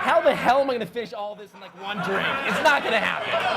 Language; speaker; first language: English; native; English